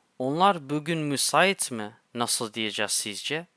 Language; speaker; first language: Turkish; non-native, fluent; English